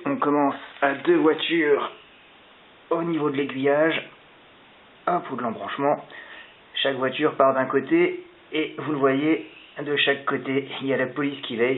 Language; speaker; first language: French; native; French